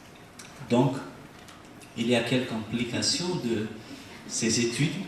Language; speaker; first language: French; non-native, learner; Portuguese